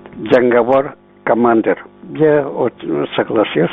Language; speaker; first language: Russian; non-native, fluent; Uzbek